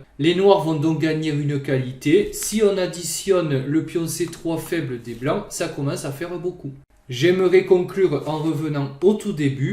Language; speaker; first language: French; native; French